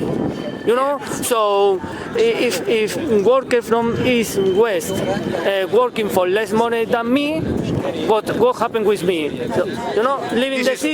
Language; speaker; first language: English; non-native, learner; Spanish